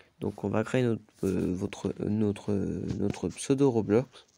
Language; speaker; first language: French; native; French